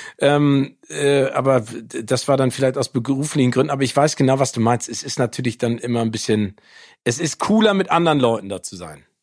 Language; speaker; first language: German; early bilingual, other home language; English